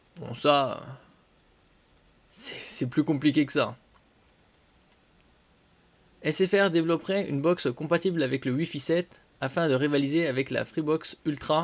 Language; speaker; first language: French; native; French